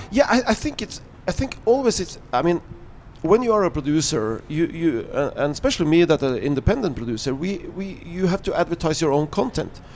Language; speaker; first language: English; non-native, fluent; Norwegian